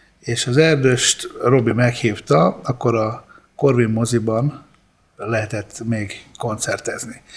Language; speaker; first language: Hungarian; early bilingual, other home language; Italian